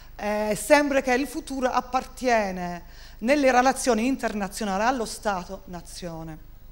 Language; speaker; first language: Italian; non-native, fluent; English